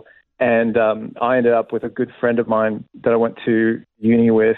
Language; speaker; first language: English; native; English